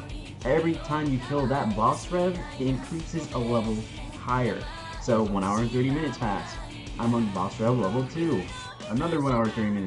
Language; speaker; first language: English; native; English